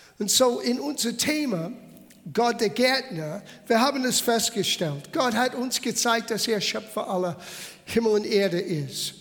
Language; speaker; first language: German; non-native, fluent; English